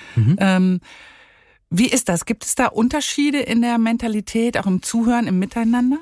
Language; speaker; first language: German; native; German